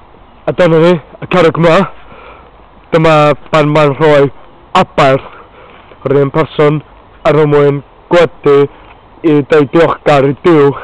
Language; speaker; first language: Welsh; non-native, learner; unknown